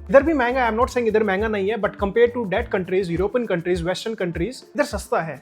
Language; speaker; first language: Hindi; native; Hindi